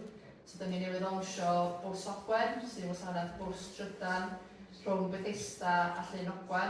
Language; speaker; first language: Welsh; native; Welsh